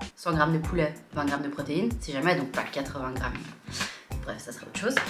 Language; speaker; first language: French; native; French